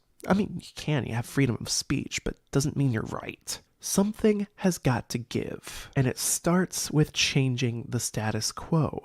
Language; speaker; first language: English; native; English